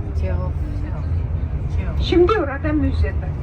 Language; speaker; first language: Turkish; non-native, fluent; Russian